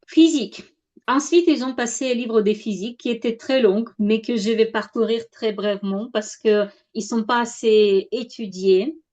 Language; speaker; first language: French; non-native, fluent; Ukrainian